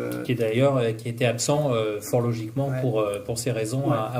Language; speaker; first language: French; native; French